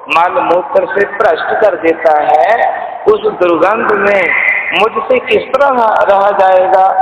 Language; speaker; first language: Hindi; non-native, local second language; Punjabi